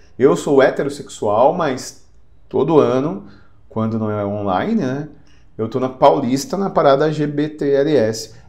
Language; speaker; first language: Portuguese; native; Portuguese